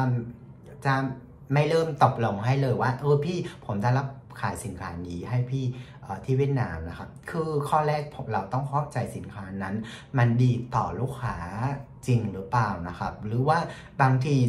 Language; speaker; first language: Thai; non-native, fluent; Vietnamese